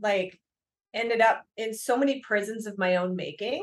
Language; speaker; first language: English; native; English